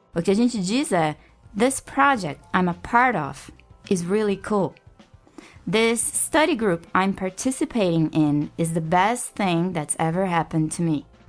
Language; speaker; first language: English; non-native, fluent; Portuguese